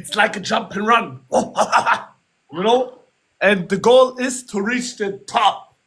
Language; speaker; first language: English; non-native, learner; German